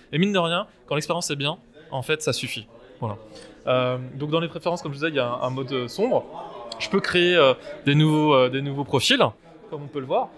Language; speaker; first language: French; native; French